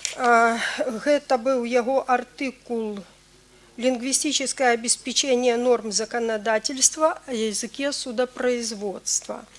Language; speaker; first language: Belarusian; native; Belarusian